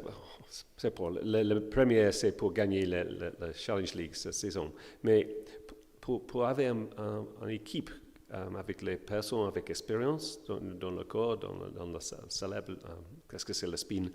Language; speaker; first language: French; non-native, learner; English